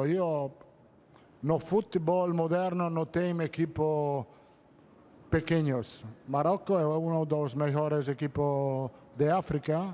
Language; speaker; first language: Portuguese; non-native, fluent; Italian